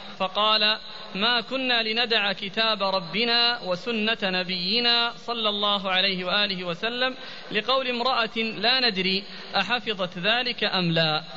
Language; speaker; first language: Arabic; native; Arabic